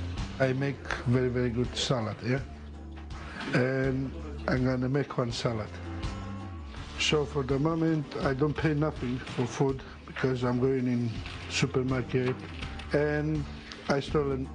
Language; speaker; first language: English; non-native, learner; Romanian